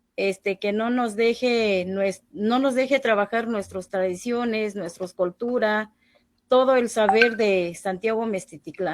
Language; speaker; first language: Spanish; non-native, local second language; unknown